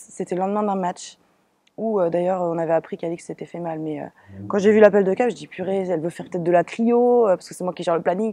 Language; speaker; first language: French; native; French